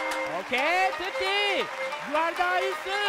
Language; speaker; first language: Italian; non-native, learner; Japanese